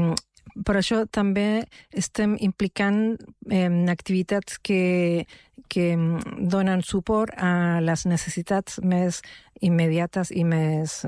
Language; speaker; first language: Catalan; non-native, fluent; Spanish